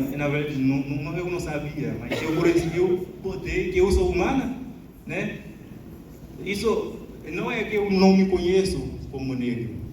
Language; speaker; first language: Portuguese; non-native, fluent; Haitian Creole